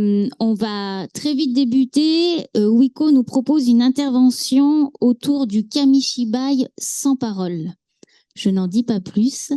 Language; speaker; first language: French; native; French